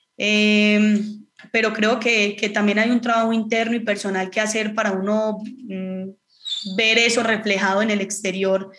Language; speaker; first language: Spanish; native; Spanish